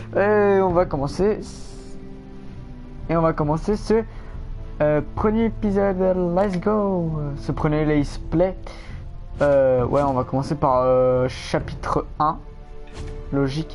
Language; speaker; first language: French; native; French